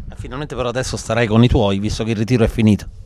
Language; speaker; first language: Italian; native; Italian